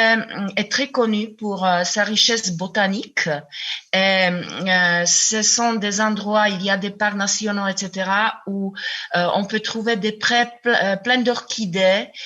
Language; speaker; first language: French; non-native, fluent; Czech